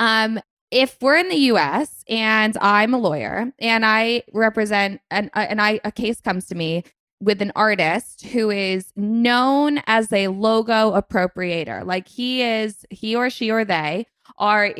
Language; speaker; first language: English; native; English